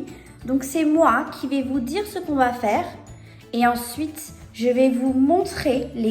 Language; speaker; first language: French; non-native, fluent; English